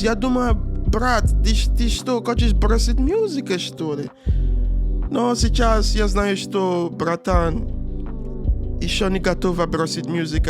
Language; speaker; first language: Russian; non-native, learner; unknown